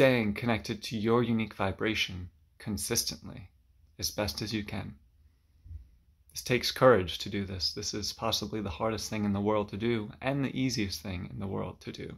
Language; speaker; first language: English; native; English